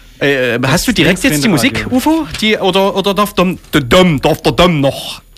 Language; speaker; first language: German; native; German